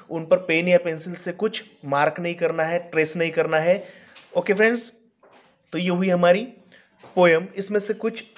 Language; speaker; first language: Hindi; non-native, local second language; Marathi